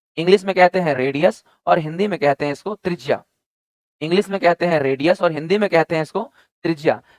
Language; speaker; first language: Hindi; native; Hindi